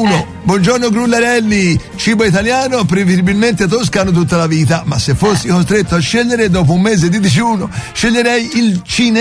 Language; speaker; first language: Italian; native; Italian